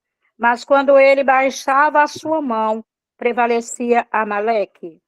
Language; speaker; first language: Portuguese; native; Portuguese